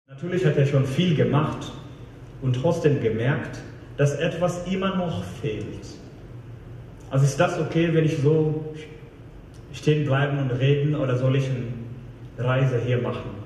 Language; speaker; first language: German; non-native, fluent; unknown